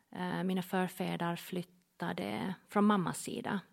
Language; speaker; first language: Swedish; non-native, fluent; English